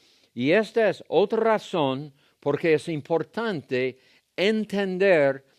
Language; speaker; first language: Spanish; non-native, fluent; English